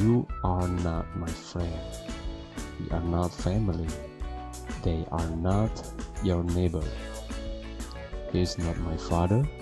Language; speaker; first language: English; non-native, fluent; Indonesian